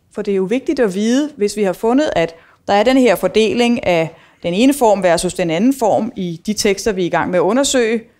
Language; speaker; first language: Danish; native; Danish